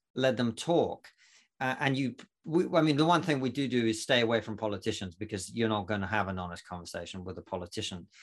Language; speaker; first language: English; non-native, fluent; Russian